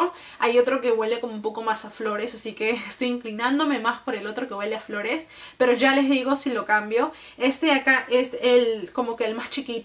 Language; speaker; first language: Spanish; native; Spanish